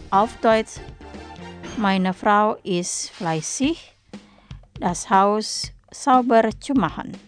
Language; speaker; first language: German; non-native, fluent; Indonesian